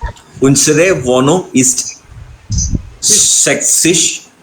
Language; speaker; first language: German; non-native, learner; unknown